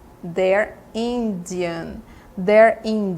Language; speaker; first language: English; non-native, fluent; Portuguese